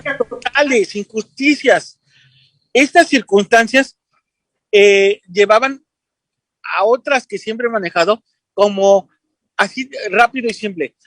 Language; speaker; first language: Spanish; native; Spanish